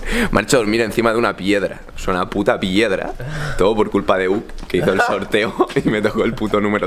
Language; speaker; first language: Spanish; native; Spanish